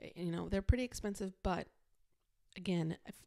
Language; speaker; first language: English; native; English